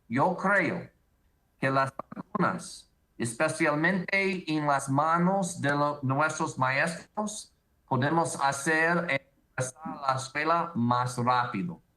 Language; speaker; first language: Spanish; non-native, learner; English